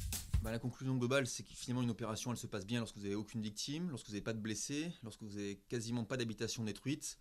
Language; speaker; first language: French; native; French